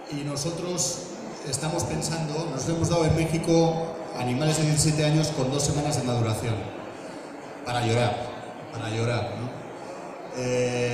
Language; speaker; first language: Spanish; native; Spanish